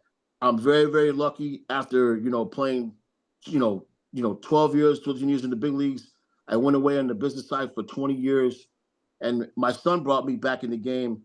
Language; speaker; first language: English; native; English